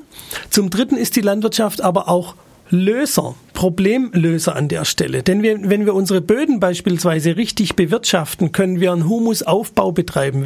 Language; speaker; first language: German; native; German